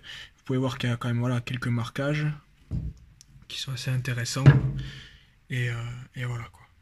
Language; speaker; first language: French; native; French